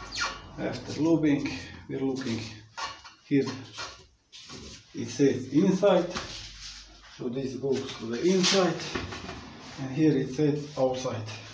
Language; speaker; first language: English; non-native, learner; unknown